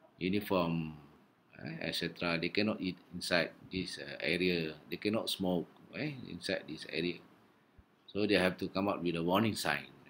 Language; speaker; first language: English; non-native, local second language; Malay